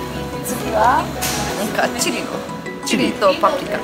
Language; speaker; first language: Japanese; non-native, fluent; Serbian